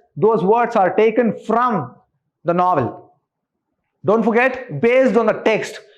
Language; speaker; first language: English; non-native, local second language; Kannada